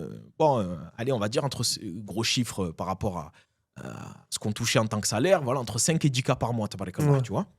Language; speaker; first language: French; native; French